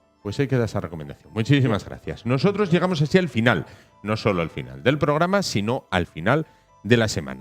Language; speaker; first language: Spanish; native; Spanish